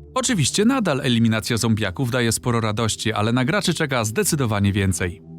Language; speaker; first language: Polish; native; Polish